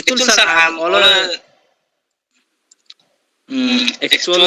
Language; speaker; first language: English; non-native, learner; Bangla